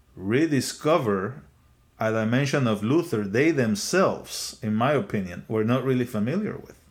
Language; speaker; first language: English; non-native, fluent; Spanish